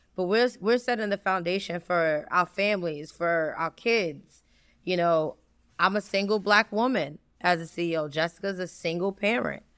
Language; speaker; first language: English; native; English